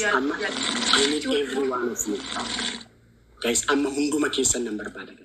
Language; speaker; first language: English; non-native, learner; Oromo